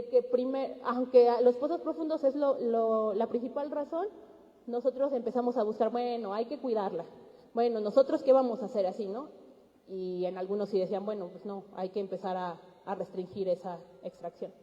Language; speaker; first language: Spanish; native; Spanish